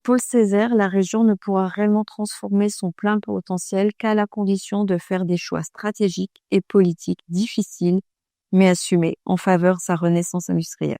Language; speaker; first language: French; native; French